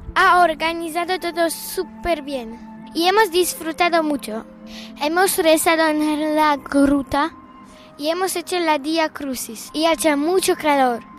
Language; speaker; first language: Spanish; early bilingual, other home language; Polish